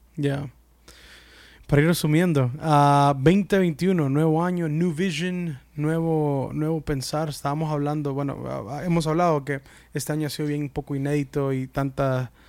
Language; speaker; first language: Spanish; early bilingual, heritage; Spanish